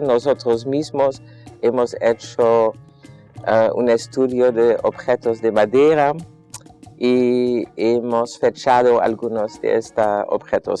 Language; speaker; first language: Spanish; non-native, fluent; Dutch